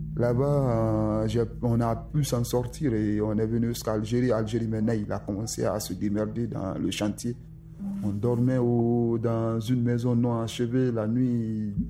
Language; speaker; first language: French; non-native, local second language; Susu